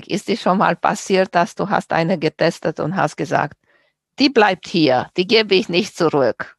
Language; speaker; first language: German; non-native, fluent; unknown